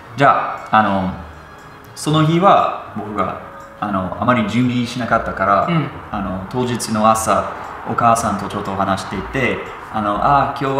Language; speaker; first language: Japanese; non-native, fluent; English